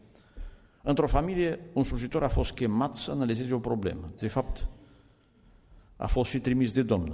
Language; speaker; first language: Romanian; native; Romanian